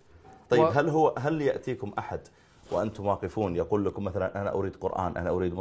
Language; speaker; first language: Arabic; native; Arabic